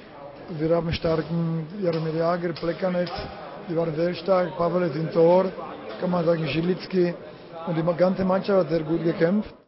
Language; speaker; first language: German; non-native, learner; Czech